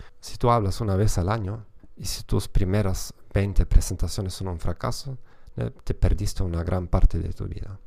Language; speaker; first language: Spanish; non-native, fluent; German